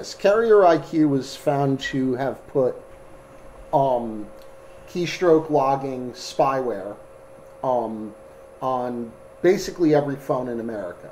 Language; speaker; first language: English; native; English